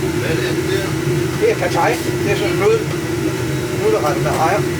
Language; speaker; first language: Danish; native; Danish